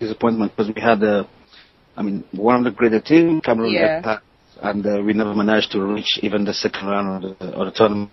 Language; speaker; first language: English; non-native, local second language; French